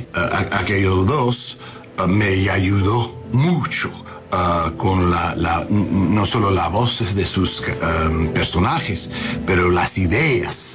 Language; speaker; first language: Spanish; non-native, learner; English